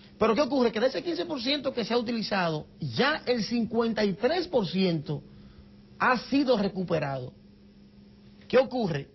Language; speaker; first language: Spanish; native; Spanish